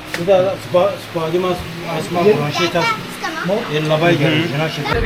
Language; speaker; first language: Lithuanian; non-native, learner; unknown